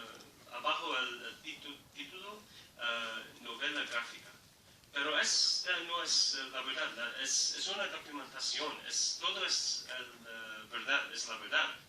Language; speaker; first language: Spanish; non-native, learner; English